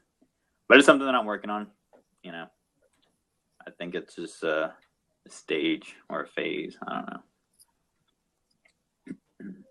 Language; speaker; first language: English; non-native, local second language; Spanish